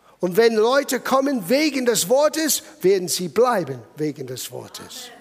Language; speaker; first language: German; non-native, fluent; English